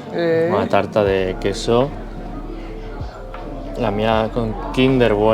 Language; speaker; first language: Spanish; native; Spanish